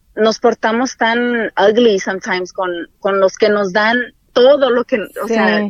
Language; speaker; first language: Spanish; native; Spanish